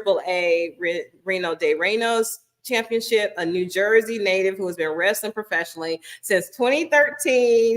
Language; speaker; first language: English; native; English